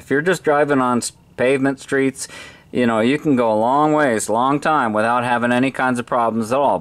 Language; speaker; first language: English; native; English